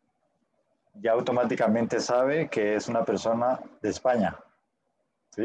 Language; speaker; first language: Spanish; native; Spanish